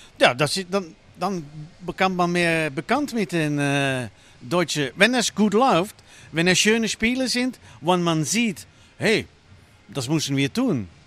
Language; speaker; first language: German; non-native, learner; Dutch